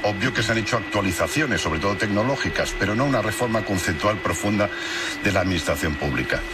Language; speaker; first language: Spanish; non-native, local second language; Catalan